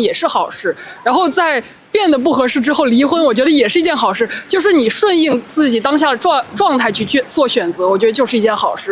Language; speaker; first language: Chinese; native; Chinese